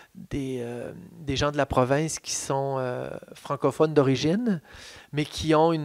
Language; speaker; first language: French; native; French